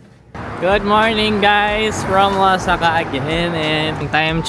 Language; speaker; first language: English; non-native, local second language; Filipino